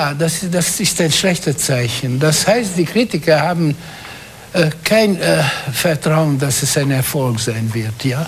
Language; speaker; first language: German; non-native, fluent; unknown